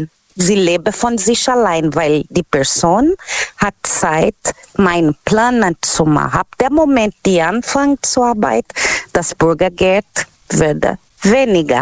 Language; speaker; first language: German; non-native, learner; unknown